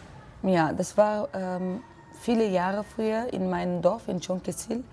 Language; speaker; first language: German; non-native, learner; French